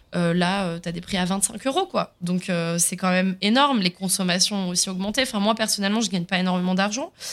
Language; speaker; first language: French; early bilingual, other home language; Swiss German